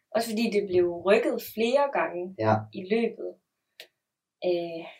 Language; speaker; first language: Danish; native; Danish